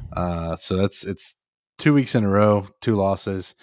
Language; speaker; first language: English; native; English